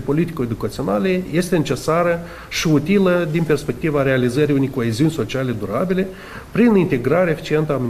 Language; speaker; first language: Romanian; native; Romanian